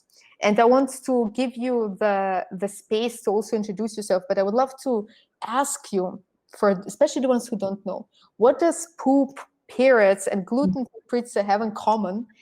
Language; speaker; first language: English; non-native, fluent; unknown